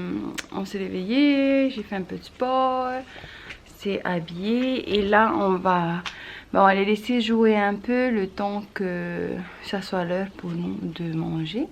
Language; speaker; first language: French; native; French